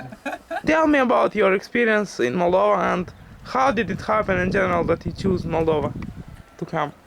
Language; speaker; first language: English; non-native, fluent; Romanian